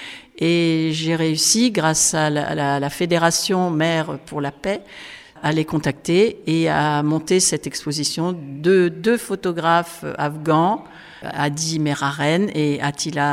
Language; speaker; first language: French; native; French